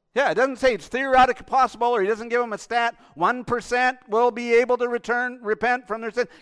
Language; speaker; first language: English; native; English